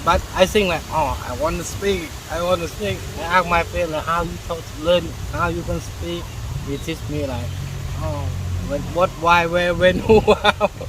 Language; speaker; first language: English; non-native, learner; Thai